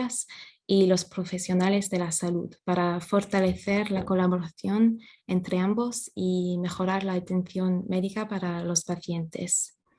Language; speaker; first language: Spanish; non-native, fluent; English